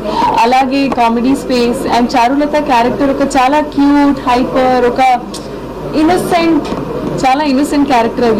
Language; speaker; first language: Telugu; non-native, fluent; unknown